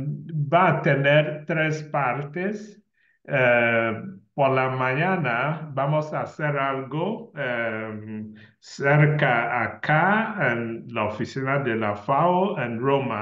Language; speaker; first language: Spanish; non-native, learner; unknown